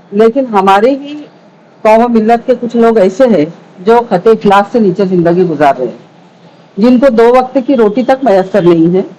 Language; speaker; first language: Urdu; native; Urdu